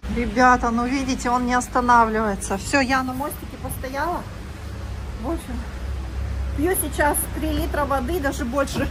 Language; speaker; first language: Russian; native; Russian